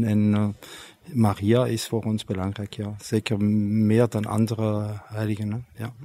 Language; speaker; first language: Dutch; non-native, fluent; French